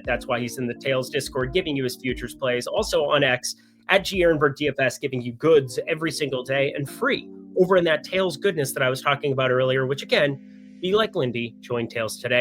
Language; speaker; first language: English; native; English